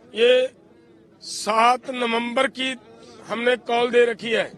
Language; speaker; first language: Hindi; non-native, local second language; Punjabi